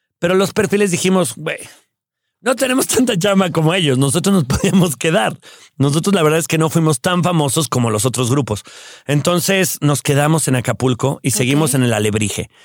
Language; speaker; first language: Spanish; native; Spanish